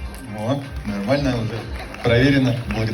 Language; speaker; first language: Russian; native; Russian